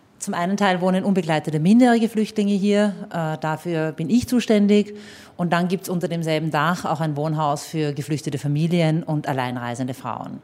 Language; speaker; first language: German; native; German